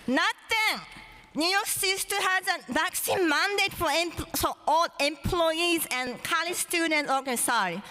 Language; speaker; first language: English; non-native, fluent; Japanese